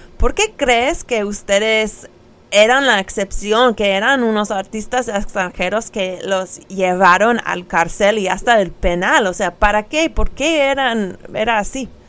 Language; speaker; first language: Spanish; non-native, fluent; English